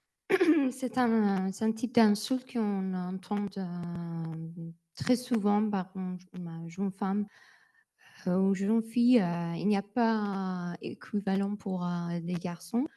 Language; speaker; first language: French; non-native, learner; Persian